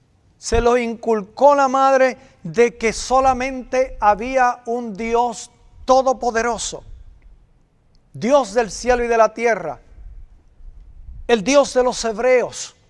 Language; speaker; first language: Spanish; native; Spanish